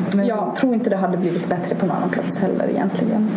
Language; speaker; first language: Swedish; native; Swedish